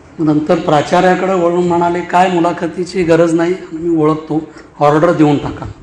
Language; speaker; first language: Marathi; non-native, local second language; Kannada